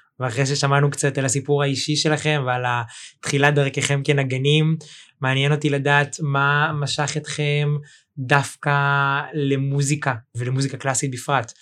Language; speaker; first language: Hebrew; native; Hebrew